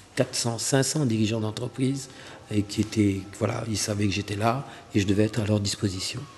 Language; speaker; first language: French; non-native, local second language; Wolof